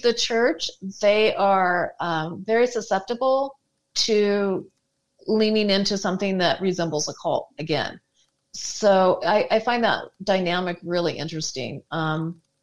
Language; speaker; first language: English; native; English